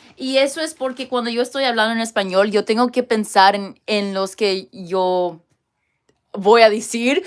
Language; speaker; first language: Spanish; early bilingual, heritage; Spanish